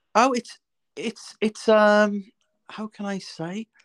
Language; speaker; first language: English; native; English